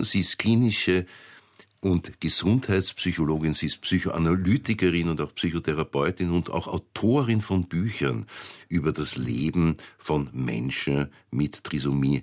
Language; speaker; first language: German; native; German